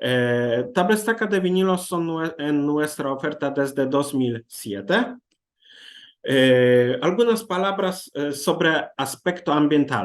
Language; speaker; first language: Spanish; non-native, learner; Polish